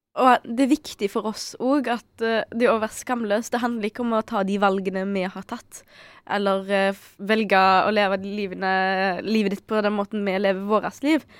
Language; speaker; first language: Norwegian; early bilingual, other home language; Arabic